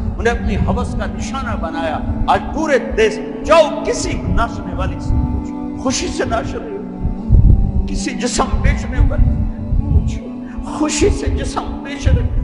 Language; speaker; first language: Urdu; non-native, local second language; Punjabi